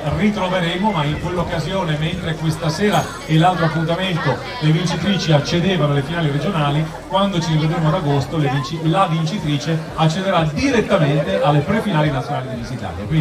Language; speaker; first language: Italian; native; Italian